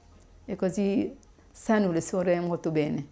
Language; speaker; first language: Italian; non-native, fluent; Assyrian Neo-Aramaic